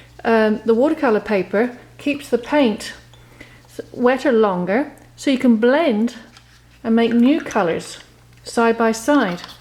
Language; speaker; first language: English; native; English